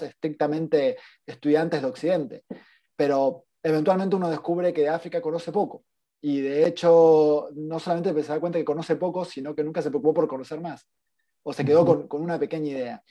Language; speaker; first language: Spanish; native; Spanish